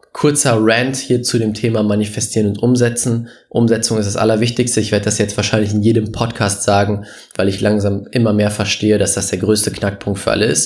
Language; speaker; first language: German; native; German